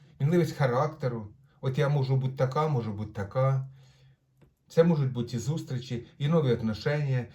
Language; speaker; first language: Ukrainian; non-native, local second language; Russian